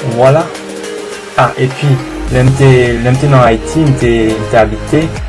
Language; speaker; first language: Haitian Creole; non-native, fluent; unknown